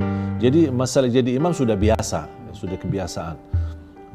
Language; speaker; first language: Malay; non-native, fluent; Arabic